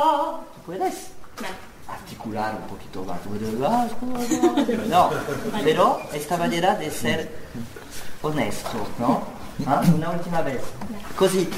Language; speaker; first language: Spanish; non-native, learner; French